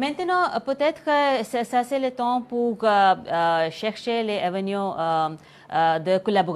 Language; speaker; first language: French; non-native, learner; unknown